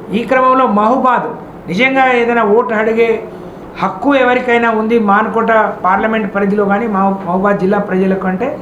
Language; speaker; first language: Telugu; native; Telugu